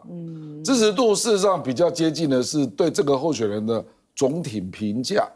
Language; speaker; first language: Chinese; native; Chinese